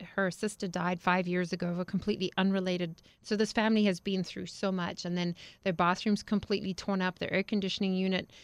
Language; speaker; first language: English; native; English